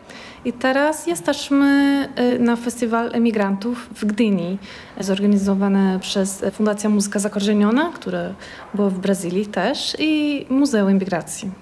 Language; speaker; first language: Polish; non-native, learner; Portuguese